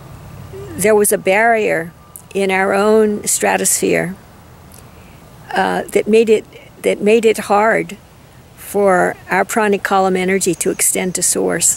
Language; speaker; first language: English; native; English